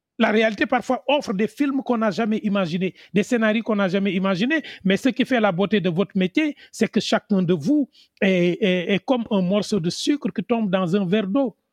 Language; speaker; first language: French; non-native, local second language; Wolof